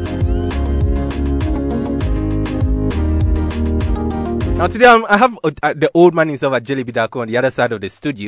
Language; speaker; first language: English; non-native, local second language; Akan